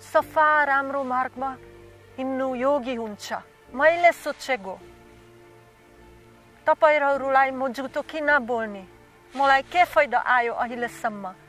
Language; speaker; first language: Nepali; non-native, learner; Slovak